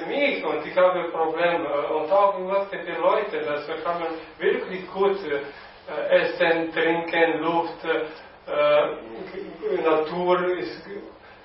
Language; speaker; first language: German; non-native, learner; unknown